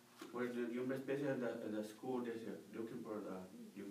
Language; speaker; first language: English; non-native, learner; Spanish